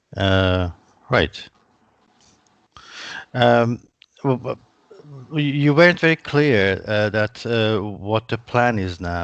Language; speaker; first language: English; non-native, fluent; Persian